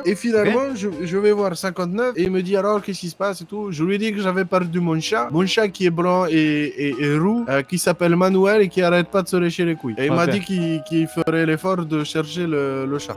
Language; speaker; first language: French; native; French